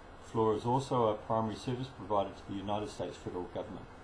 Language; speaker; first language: English; native; English